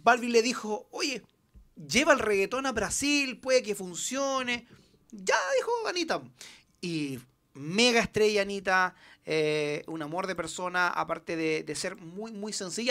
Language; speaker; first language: Spanish; native; Spanish